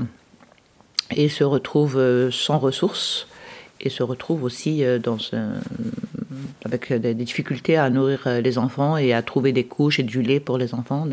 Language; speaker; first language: French; early bilingual, other home language; Arabic